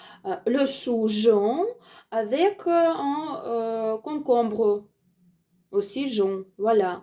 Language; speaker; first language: French; non-native, learner; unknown